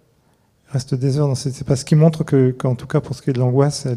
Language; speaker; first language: French; native; French